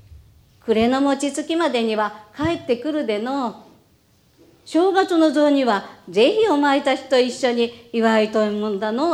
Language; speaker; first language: Japanese; native; Japanese